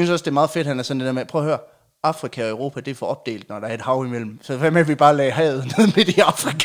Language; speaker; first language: Danish; native; Danish